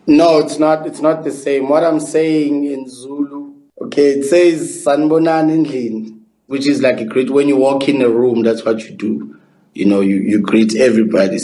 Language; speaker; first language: English; non-native, local second language; Zulu